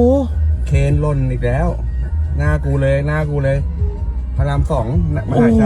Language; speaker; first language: Thai; native; Thai